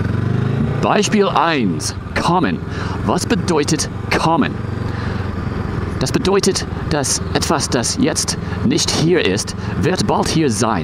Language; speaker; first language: German; non-native, fluent; English